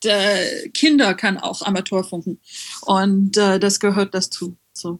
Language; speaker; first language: German; non-native, learner; French